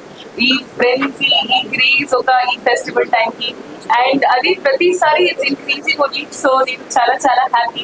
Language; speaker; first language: Telugu; non-native, learner; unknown